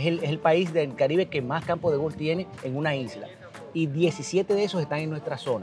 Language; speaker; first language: Spanish; native; Spanish